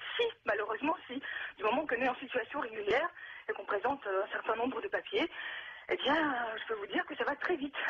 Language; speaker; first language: French; non-native, fluent; Russian